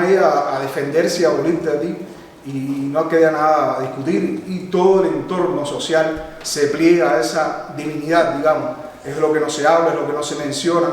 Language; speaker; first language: Spanish; native; Spanish